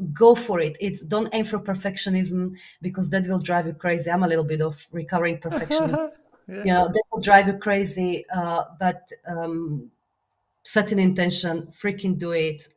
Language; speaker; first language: English; non-native, fluent; Slovak